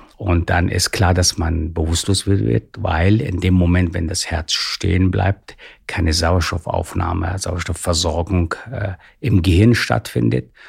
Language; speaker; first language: German; non-native, fluent; Persian